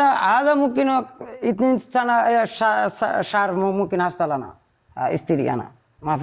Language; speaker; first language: Arabic; non-native, learner; Bangla